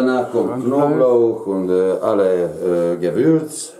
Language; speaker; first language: German; non-native, learner; Hungarian